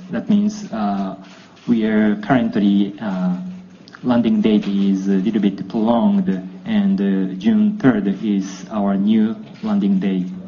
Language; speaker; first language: English; non-native, fluent; Japanese